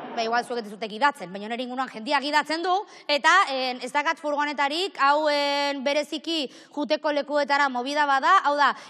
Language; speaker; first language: Basque; native; Basque